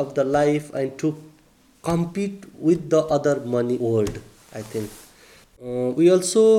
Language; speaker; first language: English; non-native, fluent; Nepali